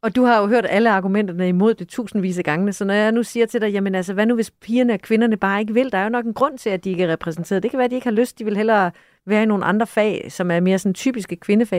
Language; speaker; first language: Danish; native; Danish